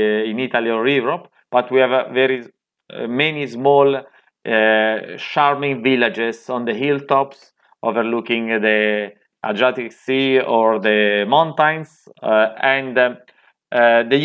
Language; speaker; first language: English; non-native, fluent; Italian